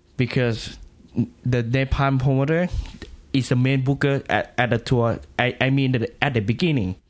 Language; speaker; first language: English; non-native, learner; Thai